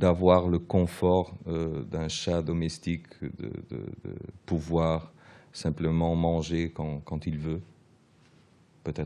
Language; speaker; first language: French; early bilingual, other home language; Portuguese